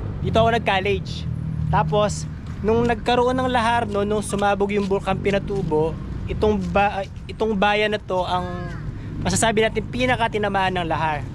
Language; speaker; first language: Filipino; non-native, local second language; Pampanga